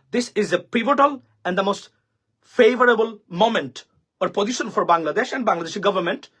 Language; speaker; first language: English; non-native, local second language; Bangla